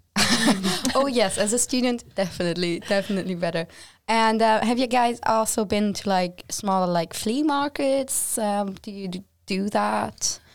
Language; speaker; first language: English; non-native, fluent; German